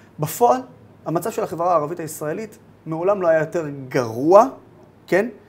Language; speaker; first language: Hebrew; non-native, local second language; Arabic